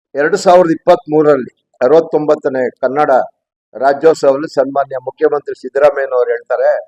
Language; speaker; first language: Kannada; native; Kannada